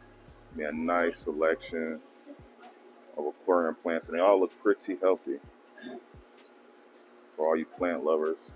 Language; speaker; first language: English; native; English